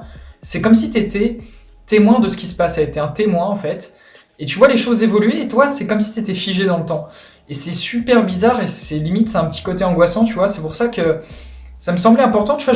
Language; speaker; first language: French; native; French